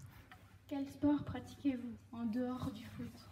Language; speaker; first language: French; native; French